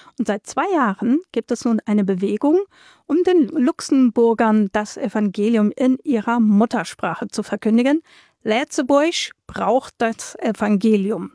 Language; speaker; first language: German; native; German